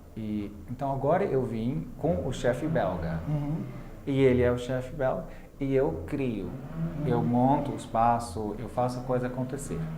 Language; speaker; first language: Portuguese; non-native, fluent; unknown